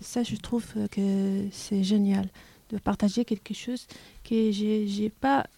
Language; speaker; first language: French; non-native, learner; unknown